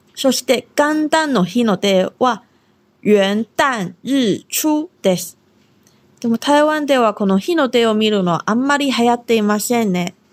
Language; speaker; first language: Japanese; non-native, fluent; Chinese